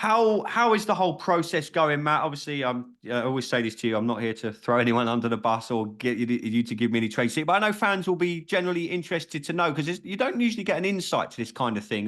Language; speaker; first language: English; native; English